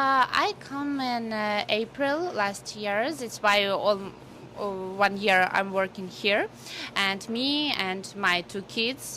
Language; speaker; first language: English; non-native, learner; Ukrainian